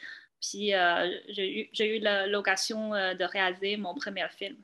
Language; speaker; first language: French; non-native, fluent; Chinese